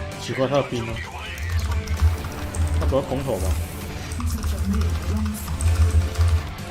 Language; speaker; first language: Chinese; native; Chinese